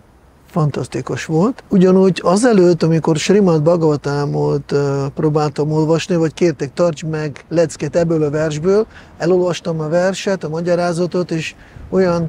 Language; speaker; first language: Hungarian; non-native, fluent; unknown